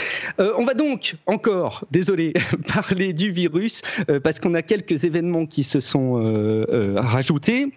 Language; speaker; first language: French; native; French